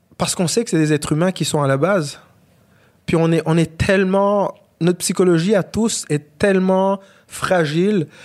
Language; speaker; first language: French; non-native, local second language; Kinyarwanda